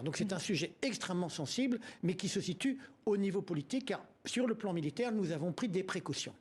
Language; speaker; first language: French; native; French